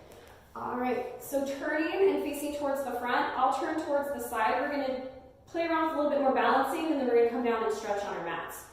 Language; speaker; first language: English; native; English